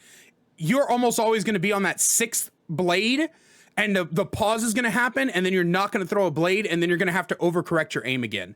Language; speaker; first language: English; native; English